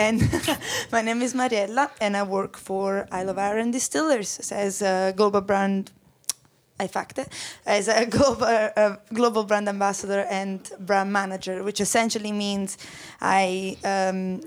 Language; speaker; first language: English; non-native, fluent; Italian